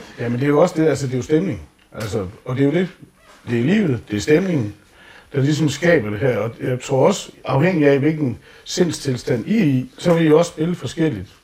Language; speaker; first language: Danish; native; Danish